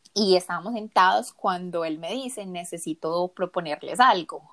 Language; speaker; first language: Spanish; native; Spanish